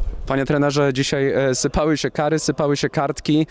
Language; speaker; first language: Polish; native; Polish